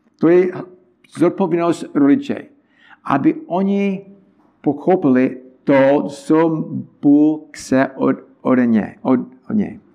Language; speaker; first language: Czech; non-native, learner; English